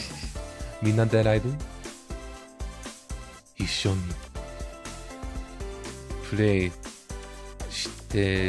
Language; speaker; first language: Japanese; non-native, learner; English